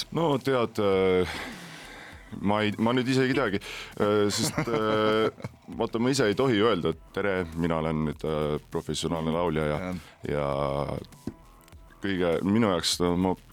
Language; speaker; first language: Estonian; native; Estonian